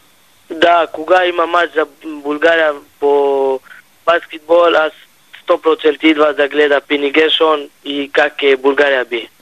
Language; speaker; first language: Bulgarian; non-native, learner; Hebrew